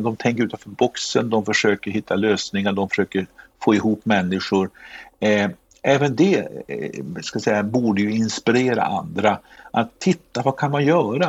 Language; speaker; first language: Swedish; native; Swedish